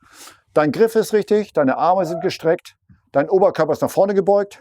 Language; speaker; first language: German; native; German